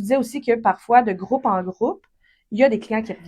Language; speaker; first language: French; native; French